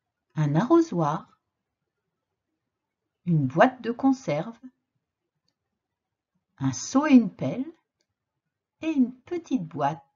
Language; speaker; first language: French; native; French